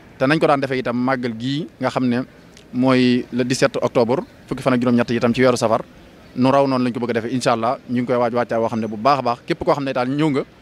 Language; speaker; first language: Wolof; native; Wolof